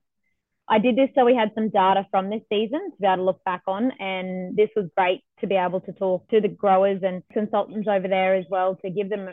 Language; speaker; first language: English; native; English